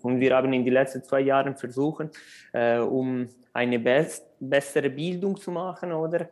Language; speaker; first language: German; non-native, local second language; Italian